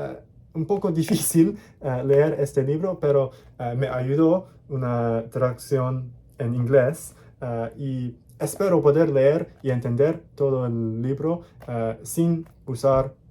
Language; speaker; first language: Spanish; non-native, learner; English